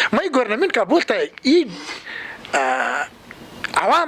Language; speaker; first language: Hindi; non-native, learner; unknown